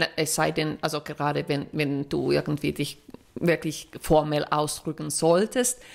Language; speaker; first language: German; non-native, fluent; Finnish